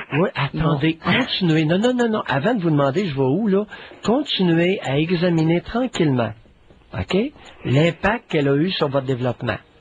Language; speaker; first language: French; native; French